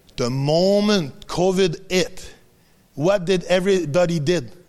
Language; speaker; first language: English; non-native, fluent; French